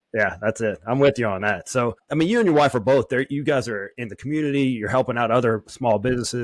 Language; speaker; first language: English; native; English